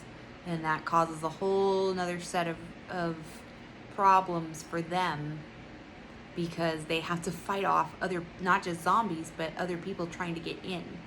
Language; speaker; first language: English; native; English